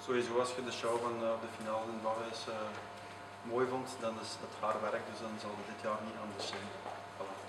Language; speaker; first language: Dutch; native; Dutch